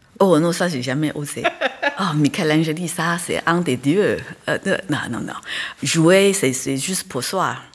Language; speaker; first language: French; non-native, fluent; Chinese